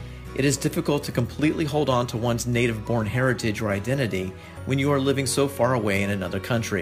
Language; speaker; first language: English; native; English